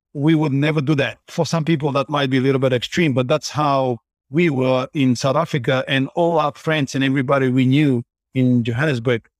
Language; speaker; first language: English; non-native, fluent; Bulgarian